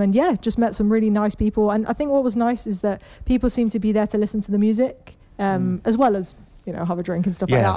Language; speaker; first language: English; native; English